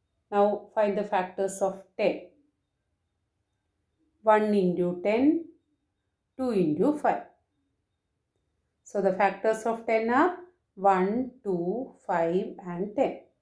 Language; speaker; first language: English; non-native, local second language; Malayalam